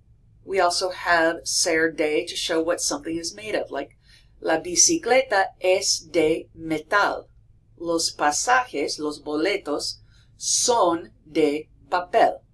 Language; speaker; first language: Spanish; non-native, fluent; English